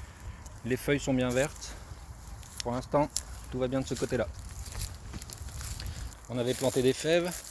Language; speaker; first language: French; native; French